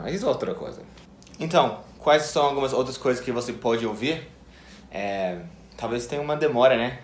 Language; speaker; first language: Portuguese; non-native, fluent; English